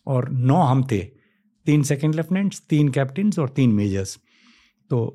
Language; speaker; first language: Hindi; native; Hindi